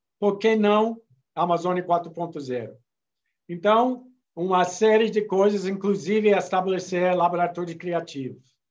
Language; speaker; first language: Portuguese; non-native, fluent; English